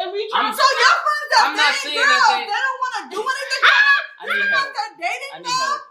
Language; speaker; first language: English; native; English